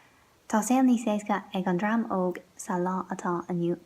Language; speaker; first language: Irish; non-native, local second language; English